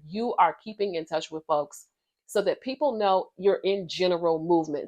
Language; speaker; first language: English; native; English